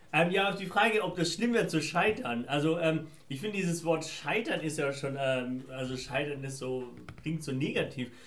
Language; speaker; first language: German; early bilingual, other home language; Persian